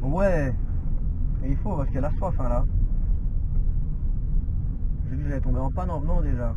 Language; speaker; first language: French; native; French